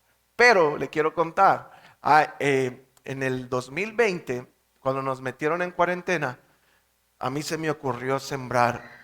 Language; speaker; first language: Spanish; native; Spanish